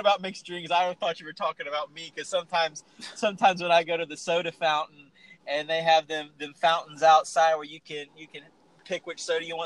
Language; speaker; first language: English; native; English